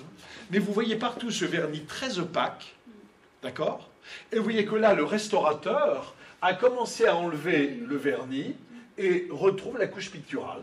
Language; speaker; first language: French; native; French